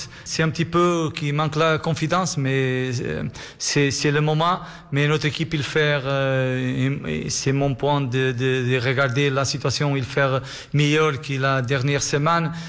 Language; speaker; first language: French; non-native, learner; Portuguese